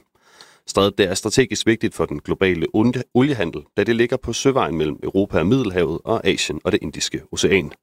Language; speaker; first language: Danish; native; Danish